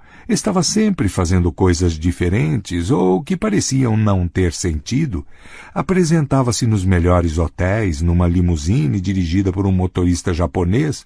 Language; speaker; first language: Portuguese; native; Portuguese